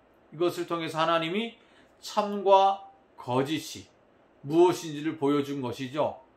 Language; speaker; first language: Korean; native; Korean